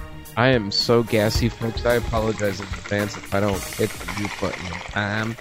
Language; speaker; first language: English; native; English